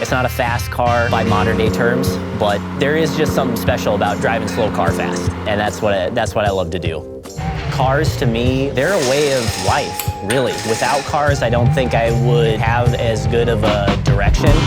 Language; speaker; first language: English; native; English